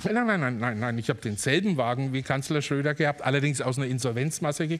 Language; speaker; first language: German; native; German